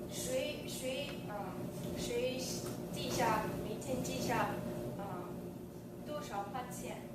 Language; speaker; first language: Chinese; non-native, learner; English